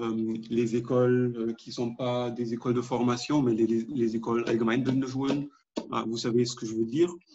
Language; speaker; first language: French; non-native, fluent; German